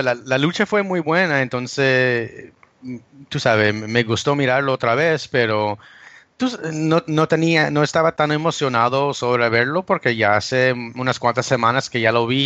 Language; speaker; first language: Spanish; early bilingual, heritage; English